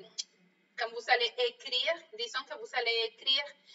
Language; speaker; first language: French; non-native, fluent; Spanish